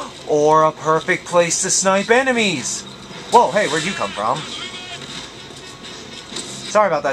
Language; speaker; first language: English; native; English